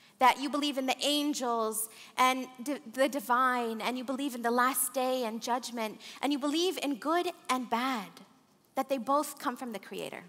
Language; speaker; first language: English; early bilingual, other home language; Arabic